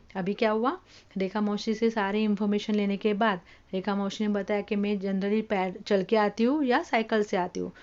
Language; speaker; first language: Hindi; non-native, local second language; Marathi